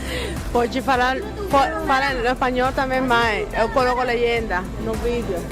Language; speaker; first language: Portuguese; non-native, fluent; Spanish